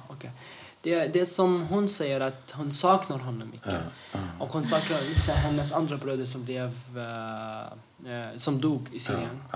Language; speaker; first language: Swedish; early bilingual, other home language; Arabic